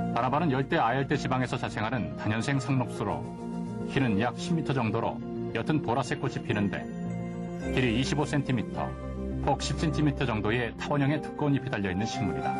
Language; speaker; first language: Korean; native; Korean